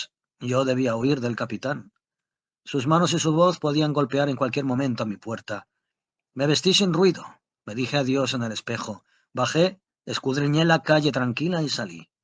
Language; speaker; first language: Spanish; native; Spanish